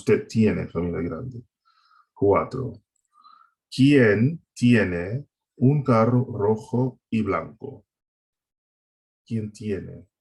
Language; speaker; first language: Spanish; non-native, fluent; English